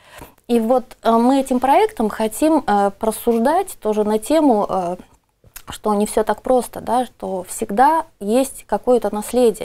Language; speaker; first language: Russian; native; Russian